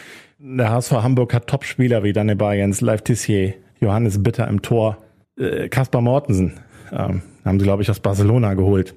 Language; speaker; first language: German; native; German